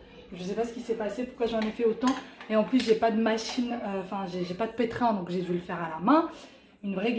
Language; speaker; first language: French; native; French